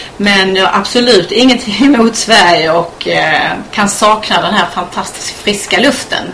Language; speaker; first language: Swedish; native; Swedish